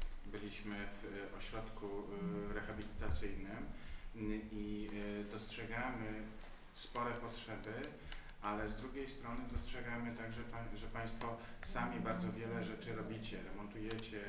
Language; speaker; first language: Polish; native; Polish